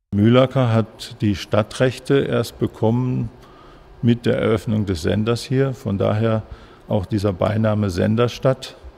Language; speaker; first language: German; native; German